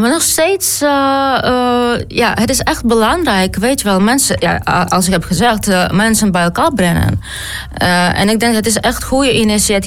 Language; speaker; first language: Dutch; non-native, learner; Ukrainian